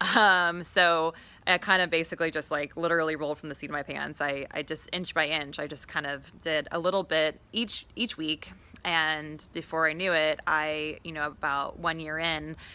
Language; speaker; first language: English; native; English